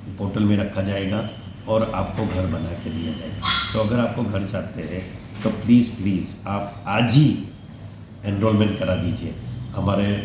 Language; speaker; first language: Hindi; non-native, local second language; Gujarati